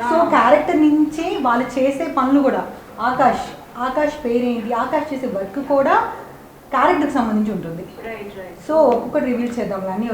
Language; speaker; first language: Telugu; native; Telugu